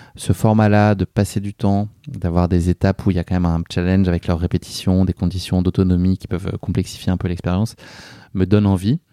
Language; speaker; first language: French; native; French